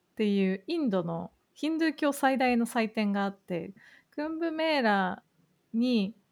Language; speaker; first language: Japanese; native; Japanese